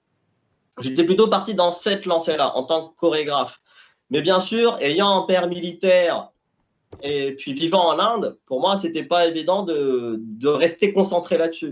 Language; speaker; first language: French; native; French